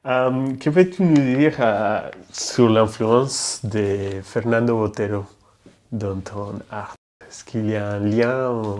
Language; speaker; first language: French; non-native, fluent; Spanish